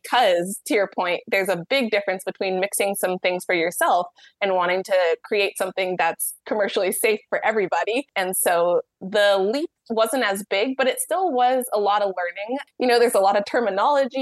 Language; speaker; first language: English; native; English